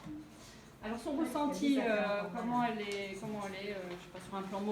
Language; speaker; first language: French; native; French